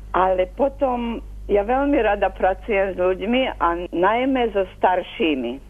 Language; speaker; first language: Slovak; native; Slovak